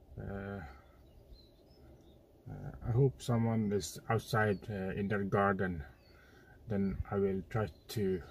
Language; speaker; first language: English; non-native, fluent; Norwegian